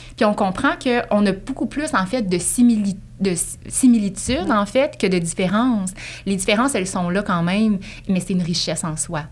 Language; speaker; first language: French; native; French